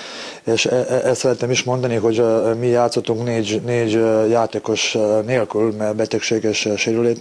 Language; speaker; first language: Hungarian; non-native, learner; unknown